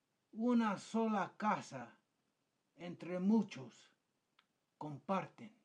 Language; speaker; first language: Spanish; non-native, fluent; English